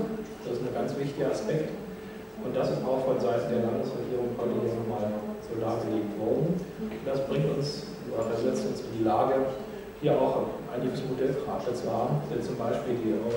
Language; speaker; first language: German; native; German